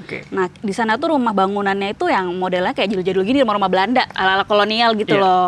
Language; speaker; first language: Indonesian; native; Indonesian